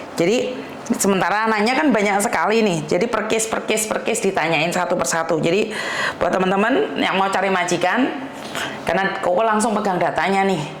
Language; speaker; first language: Indonesian; native; Indonesian